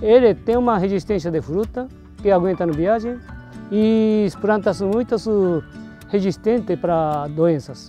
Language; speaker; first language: Portuguese; non-native, fluent; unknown